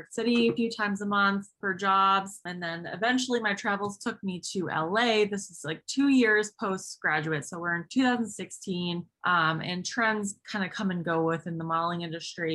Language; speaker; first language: English; native; English